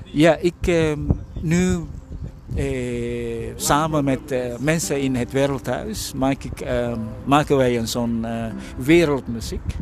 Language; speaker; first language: Dutch; non-native, fluent; Indonesian